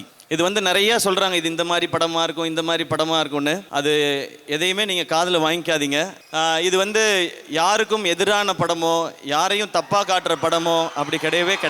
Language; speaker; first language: Tamil; native; Tamil